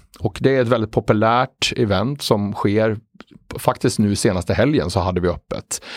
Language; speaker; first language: Swedish; native; Swedish